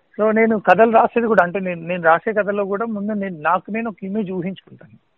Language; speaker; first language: Telugu; native; Telugu